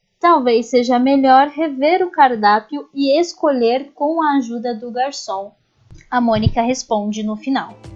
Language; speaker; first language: Portuguese; native; Portuguese